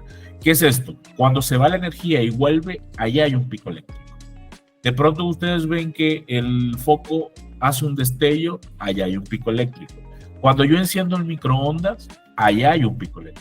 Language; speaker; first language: Spanish; native; Spanish